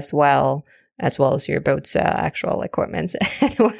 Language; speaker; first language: English; native; English